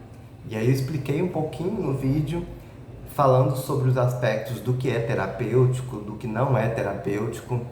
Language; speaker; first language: Portuguese; native; Portuguese